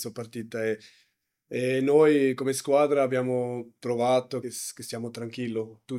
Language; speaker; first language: Italian; non-native, learner; German